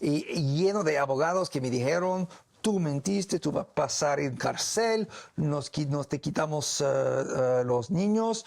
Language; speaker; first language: Spanish; non-native, learner; English